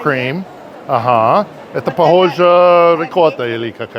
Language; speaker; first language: Russian; non-native, learner; English